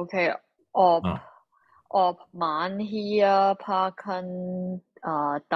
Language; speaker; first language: German; non-native, learner; Chinese